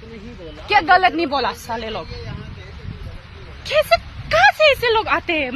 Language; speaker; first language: Hindi; non-native, local second language; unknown